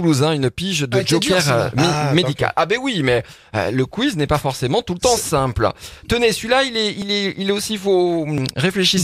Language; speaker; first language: French; native; French